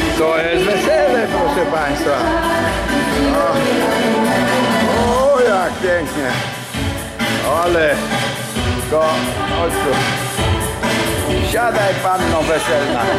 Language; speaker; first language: Polish; native; Polish